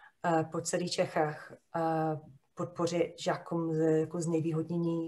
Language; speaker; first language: Czech; non-native, fluent; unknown